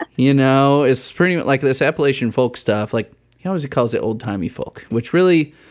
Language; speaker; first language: English; native; English